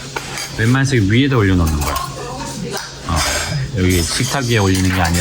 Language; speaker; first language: Korean; native; Korean